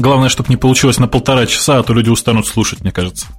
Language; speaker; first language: Russian; native; Russian